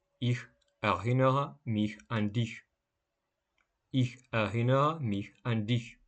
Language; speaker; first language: German; non-native, fluent; Ukrainian